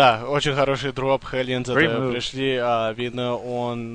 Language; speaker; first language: Russian; early bilingual, heritage; English